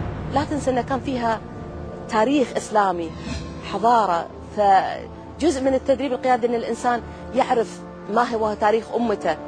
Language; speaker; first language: Arabic; native; Arabic